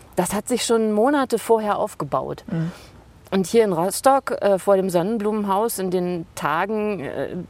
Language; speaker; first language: German; native; German